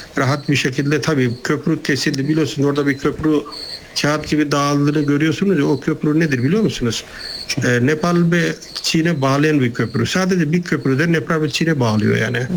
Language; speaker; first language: Turkish; non-native, fluent; Nepali